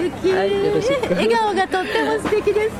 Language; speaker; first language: Japanese; native; Japanese